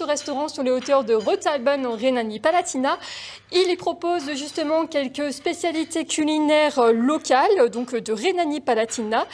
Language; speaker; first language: French; native; French